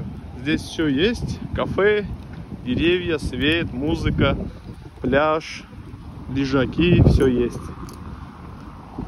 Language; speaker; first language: Russian; non-native, local second language; Turkish